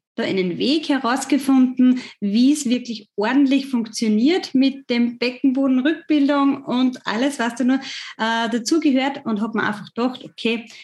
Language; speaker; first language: German; native; German